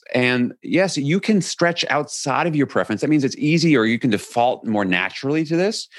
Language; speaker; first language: English; native; English